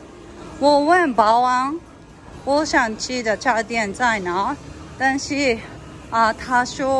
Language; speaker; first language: Chinese; non-native, learner; Japanese